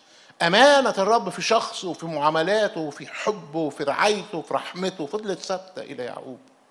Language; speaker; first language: Arabic; native; Arabic